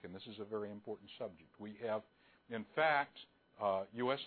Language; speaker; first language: English; native; English